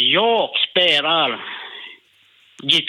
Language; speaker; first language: Swedish; non-native, learner; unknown